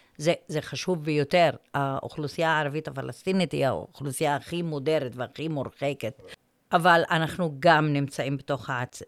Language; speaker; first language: Hebrew; non-native, local second language; Arabic